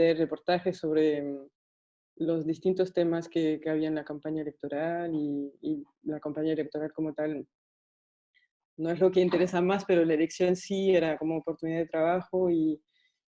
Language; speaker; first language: Spanish; non-native, fluent; French